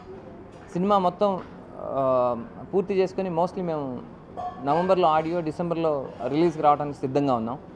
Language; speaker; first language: Telugu; native; Telugu